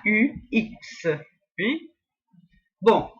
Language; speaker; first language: French; non-native, fluent; Portuguese